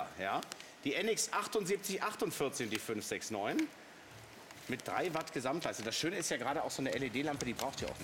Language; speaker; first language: German; native; German